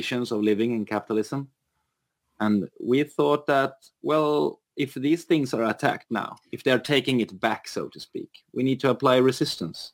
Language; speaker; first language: English; non-native, fluent; Swedish